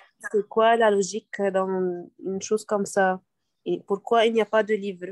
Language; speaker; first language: French; non-native, learner; Arabic